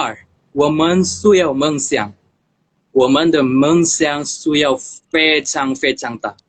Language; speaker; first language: Chinese; non-native, learner; Indonesian